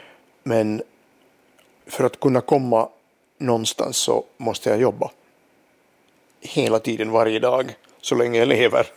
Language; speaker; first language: Swedish; non-native, local second language; Finnish